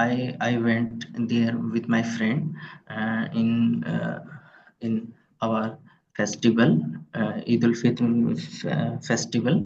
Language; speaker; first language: English; non-native, learner; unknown